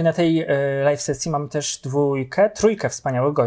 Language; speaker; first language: Polish; native; Polish